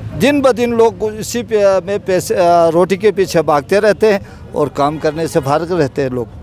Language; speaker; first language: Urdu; non-native, local second language; Balti